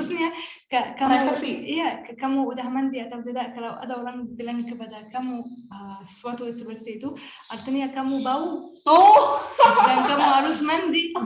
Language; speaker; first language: Indonesian; non-native, learner; Arabic